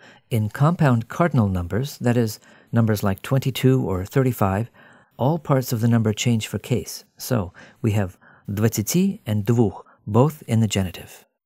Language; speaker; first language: English; native; English